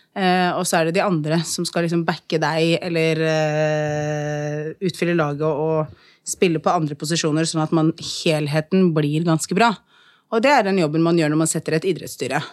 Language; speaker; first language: Norwegian; early bilingual, other home language; Arabic